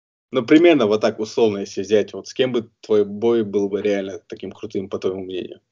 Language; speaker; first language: Russian; native; Russian